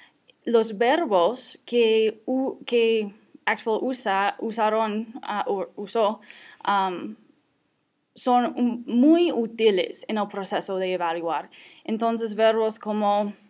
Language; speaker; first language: Spanish; non-native, fluent; English